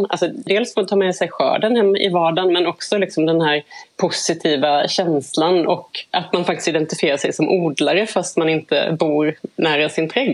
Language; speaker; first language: Swedish; native; Swedish